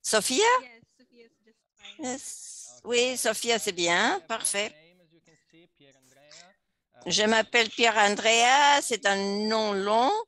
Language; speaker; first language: French; non-native, fluent; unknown